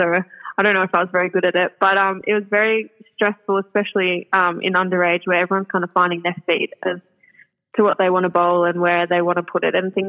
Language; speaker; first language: English; native; English